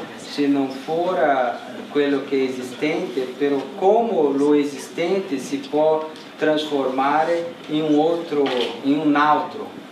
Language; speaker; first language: Italian; non-native, learner; Portuguese